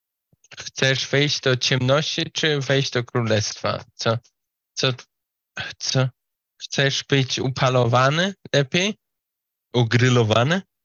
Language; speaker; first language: Polish; non-native, learner; Slovak